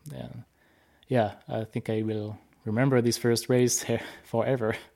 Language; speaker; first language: English; non-native, fluent; French